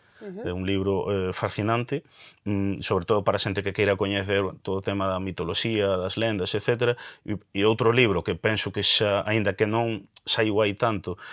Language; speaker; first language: Galician; non-native, local second language; Spanish